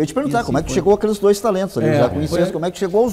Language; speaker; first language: Portuguese; native; Portuguese